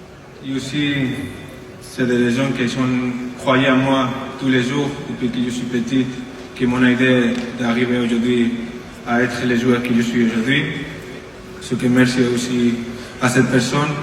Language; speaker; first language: French; non-native, fluent; Spanish